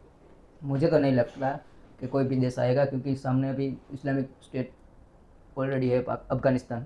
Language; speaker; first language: Hindi; non-native, local second language; Gujarati